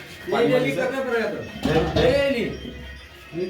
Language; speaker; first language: Hindi; non-native, local second language; Khasi